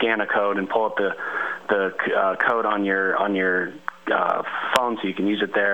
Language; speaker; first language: English; native; English